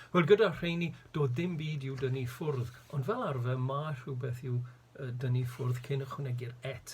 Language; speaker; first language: Welsh; native; Welsh